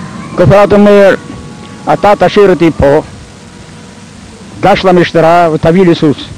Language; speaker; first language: Hebrew; non-native, fluent; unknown